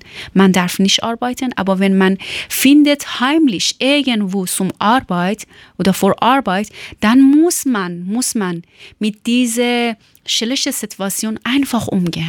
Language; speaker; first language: German; non-native, learner; Persian